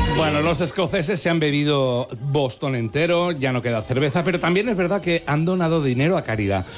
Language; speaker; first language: Spanish; native; Spanish